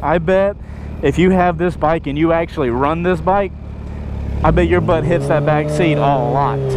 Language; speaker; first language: English; native; English